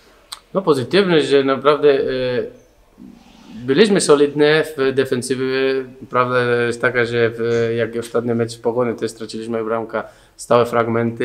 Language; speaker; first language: Polish; non-native, learner; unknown